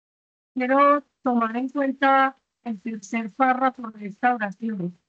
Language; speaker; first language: Spanish; native; Spanish